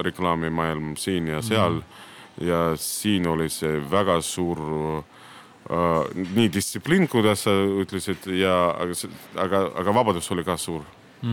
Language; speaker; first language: Estonian; non-native, local second language; Russian